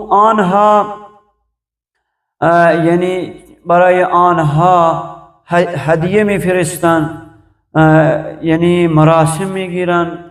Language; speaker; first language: Persian; non-native, fluent; Urdu